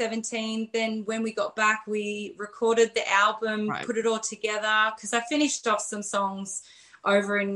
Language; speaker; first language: English; native; English